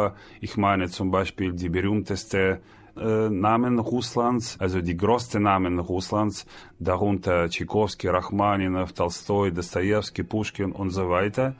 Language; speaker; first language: German; non-native, learner; Russian